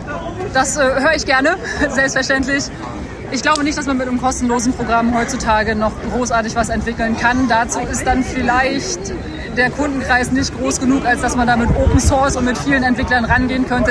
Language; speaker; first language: German; native; German